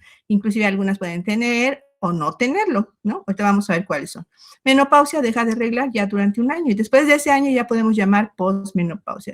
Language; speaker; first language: Spanish; native; Spanish